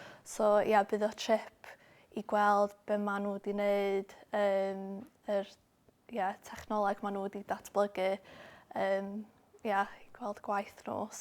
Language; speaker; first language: Welsh; non-native, local second language; English